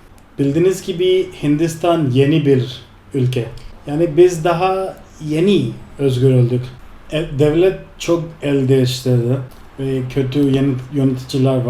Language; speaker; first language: Turkish; non-native, fluent; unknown